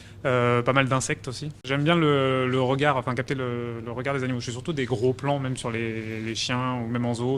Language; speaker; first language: French; native; French